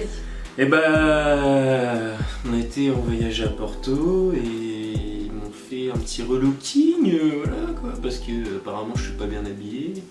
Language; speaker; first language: French; native; French